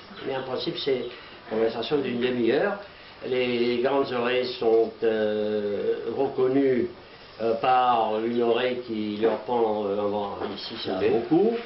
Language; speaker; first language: French; native; French